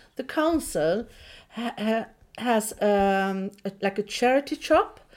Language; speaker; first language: English; non-native, fluent; Swedish